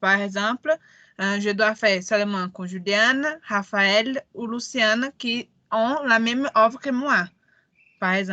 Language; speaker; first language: French; non-native, learner; Portuguese